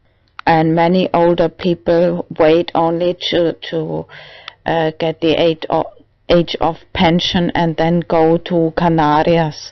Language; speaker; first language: English; non-native, learner; German